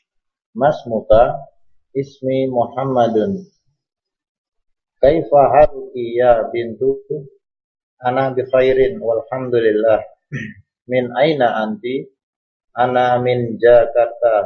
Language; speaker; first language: Arabic; non-native, learner; Indonesian